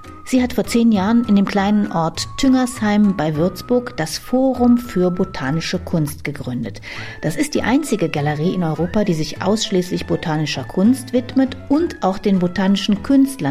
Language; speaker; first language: German; native; German